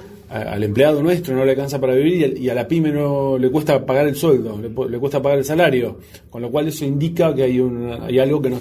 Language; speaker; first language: Spanish; native; Spanish